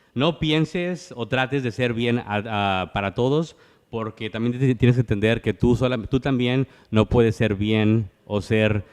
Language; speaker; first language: Spanish; early bilingual, heritage; Spanish